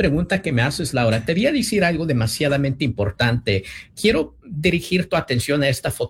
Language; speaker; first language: Spanish; early bilingual, heritage; Spanish